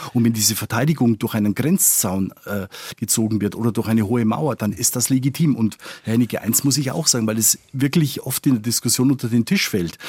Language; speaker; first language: German; non-native, fluent; Spanish